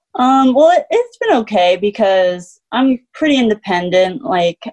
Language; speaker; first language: English; native; English